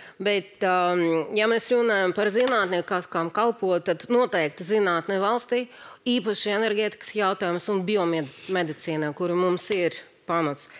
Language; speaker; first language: Latvian; non-native, local second language; Russian